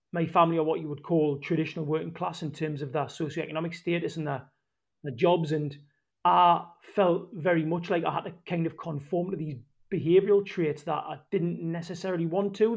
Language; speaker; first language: English; native; English